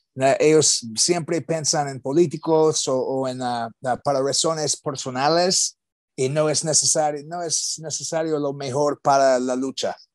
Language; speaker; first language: Spanish; non-native, learner; English